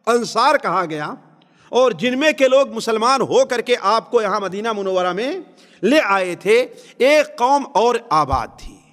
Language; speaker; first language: Urdu; native; Urdu